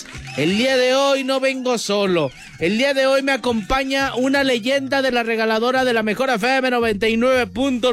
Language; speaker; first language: Spanish; native; Spanish